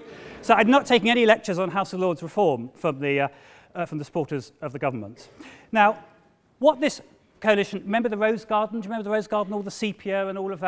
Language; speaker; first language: English; native; English